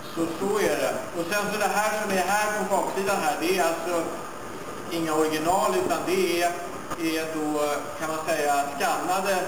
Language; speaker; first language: Swedish; native; Swedish